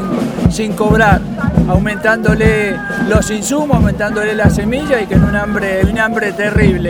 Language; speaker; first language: Spanish; native; Spanish